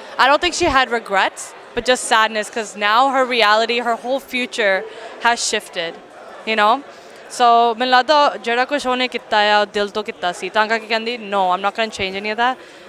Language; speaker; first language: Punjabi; early bilingual, heritage; English